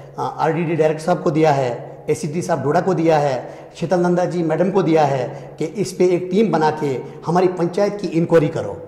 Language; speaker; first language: Hindi; native; Hindi